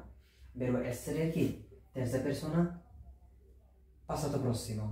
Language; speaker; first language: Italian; non-native, fluent; Bangla